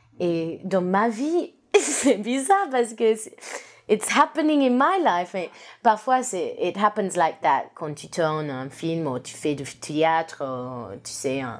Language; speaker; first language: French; non-native, learner; English